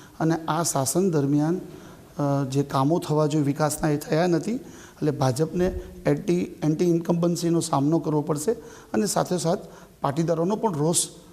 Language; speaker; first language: Gujarati; native; Gujarati